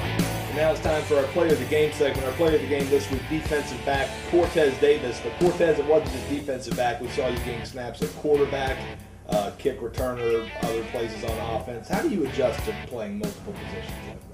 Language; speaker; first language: English; native; English